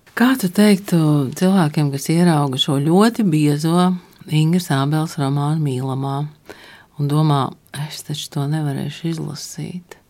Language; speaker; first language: Latvian; native; Latvian